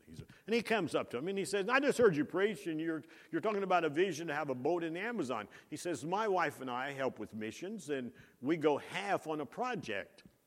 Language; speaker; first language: English; native; English